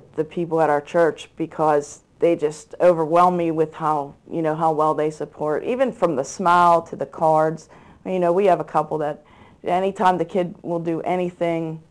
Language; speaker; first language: English; native; English